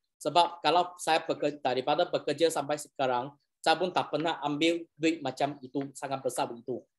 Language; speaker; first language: Malay; non-native, local second language; Chinese